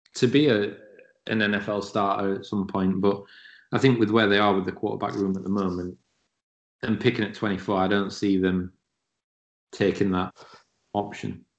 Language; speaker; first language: English; native; English